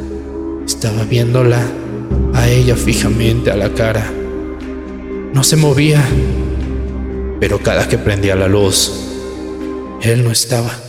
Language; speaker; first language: Spanish; native; Spanish